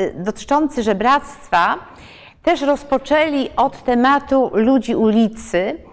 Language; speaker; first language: Polish; native; Polish